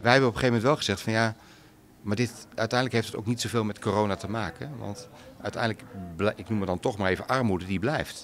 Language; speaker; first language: Dutch; native; Dutch